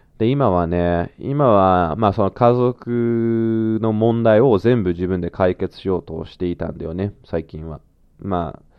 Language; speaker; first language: Japanese; non-native, fluent; English